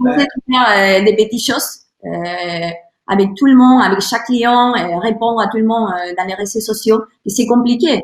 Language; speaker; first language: French; non-native, learner; Spanish